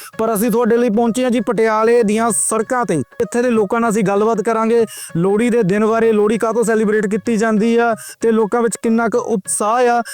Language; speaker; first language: Punjabi; native; Punjabi